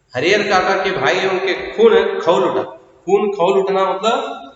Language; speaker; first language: Hindi; non-native, local second language; Kannada